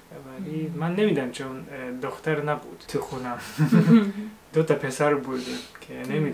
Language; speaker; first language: Persian; non-native, fluent; Japanese